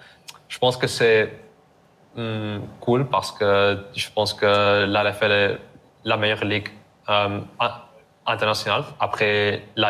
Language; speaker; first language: French; non-native, learner; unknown